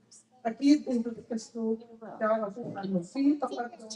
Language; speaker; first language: Arabic; native; Arabic